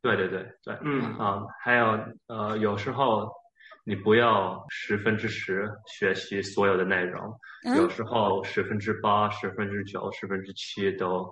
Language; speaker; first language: Chinese; early bilingual, heritage; Chinese